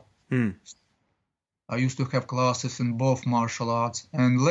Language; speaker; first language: English; non-native, learner; Latvian